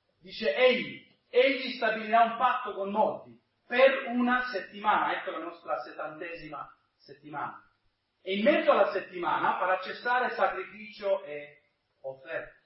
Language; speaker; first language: Italian; non-native, fluent; English